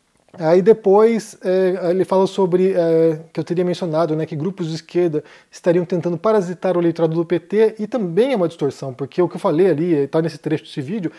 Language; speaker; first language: Portuguese; native; Portuguese